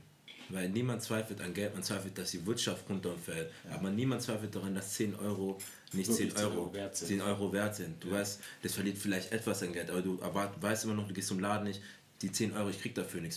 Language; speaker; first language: German; native; German